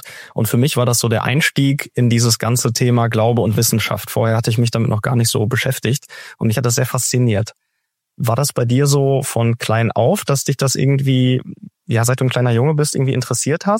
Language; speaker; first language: German; native; German